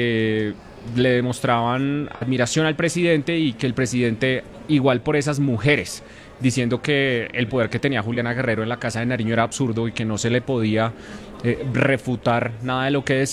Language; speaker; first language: Spanish; native; Spanish